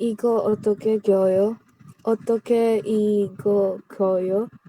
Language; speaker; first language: Korean; non-native, learner; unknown